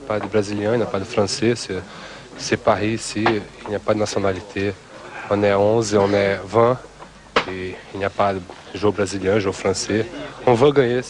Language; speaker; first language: French; non-native, fluent; Portuguese